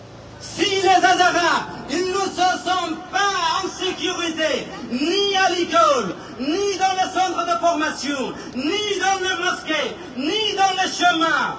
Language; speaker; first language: French; non-native, fluent; Persian